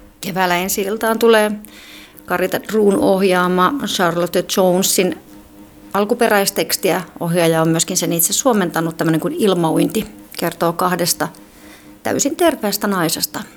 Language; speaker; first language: Finnish; native; Finnish